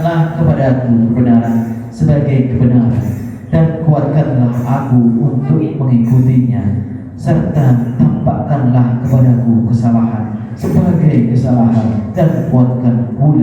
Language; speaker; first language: Indonesian; native; Indonesian